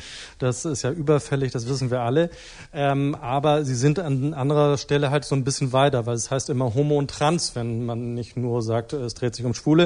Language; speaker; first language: German; native; German